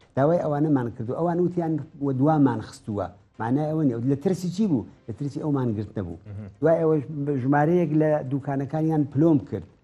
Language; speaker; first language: Central Kurdish; native; Central Kurdish